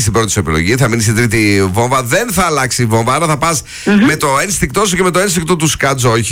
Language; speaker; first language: Greek; native; Greek